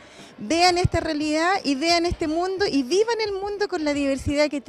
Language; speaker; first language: Spanish; native; Spanish